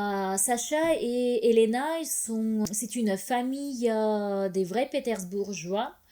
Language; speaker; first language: French; non-native, fluent; Russian